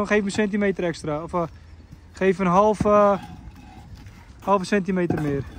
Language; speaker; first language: Dutch; native; Dutch